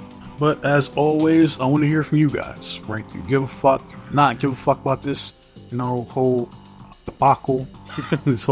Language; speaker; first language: English; native; English